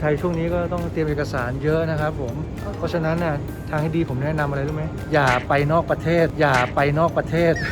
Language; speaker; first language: Thai; native; Thai